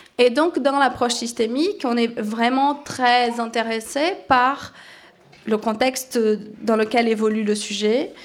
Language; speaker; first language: French; non-native, fluent; Portuguese